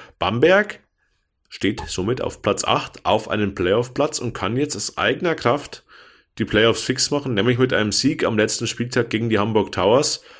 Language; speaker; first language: German; native; German